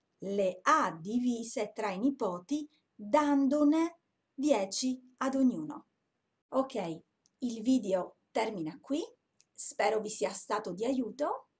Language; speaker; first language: Italian; native; Italian